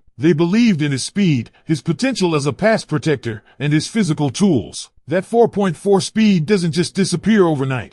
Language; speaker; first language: English; native; English